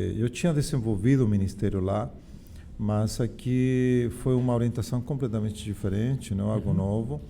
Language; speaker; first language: Portuguese; non-native, fluent; Spanish